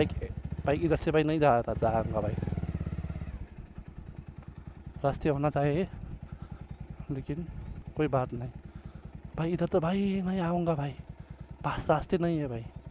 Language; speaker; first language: Hindi; non-native, learner; Nepali